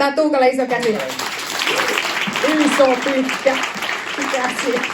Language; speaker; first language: Finnish; native; Finnish